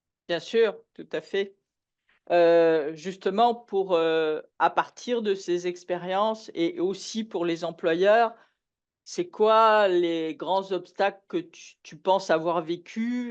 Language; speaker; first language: French; native; French